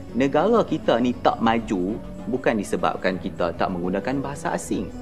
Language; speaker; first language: Malay; native; Malay